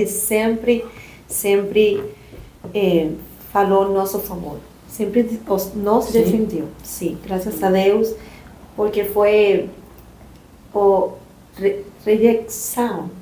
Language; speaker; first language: Portuguese; non-native, learner; Spanish